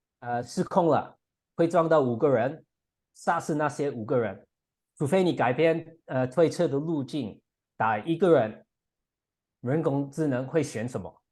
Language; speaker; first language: Chinese; non-native, fluent; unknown